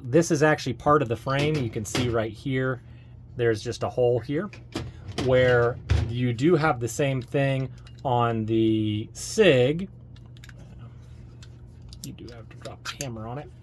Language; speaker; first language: English; native; English